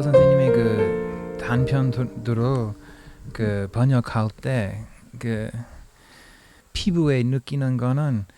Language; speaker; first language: Korean; non-native, fluent; English